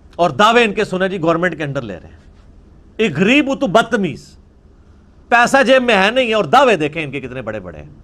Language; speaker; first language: Urdu; non-native, local second language; Punjabi